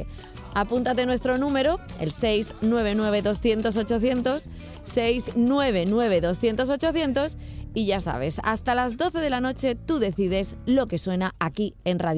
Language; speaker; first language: Spanish; native; Spanish